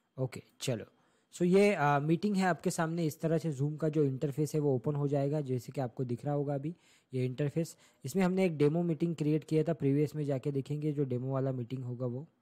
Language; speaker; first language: Hindi; non-native, local second language; Marathi